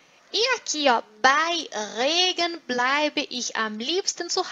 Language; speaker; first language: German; non-native, fluent; Portuguese